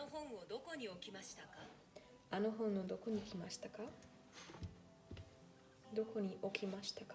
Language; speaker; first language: Japanese; non-native, learner; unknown